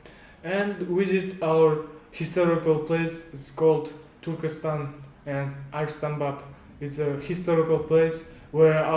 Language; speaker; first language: English; non-native, learner; Kazakh